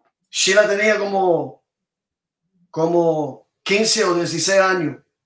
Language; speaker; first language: Spanish; early bilingual, other home language; English